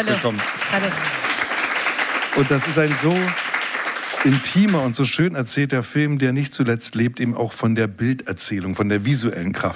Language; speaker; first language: German; native; German